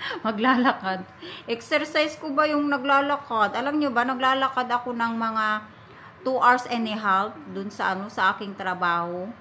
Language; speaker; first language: Filipino; native; Filipino